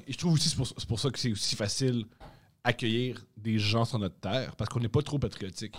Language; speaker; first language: French; native; French